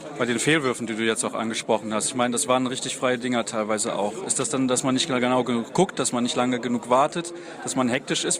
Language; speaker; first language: German; native; German